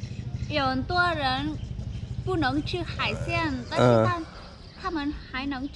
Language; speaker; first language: Chinese; non-native, learner; Vietnamese